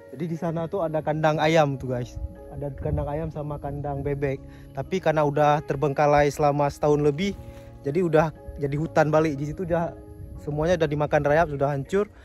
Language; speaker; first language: Indonesian; native; Indonesian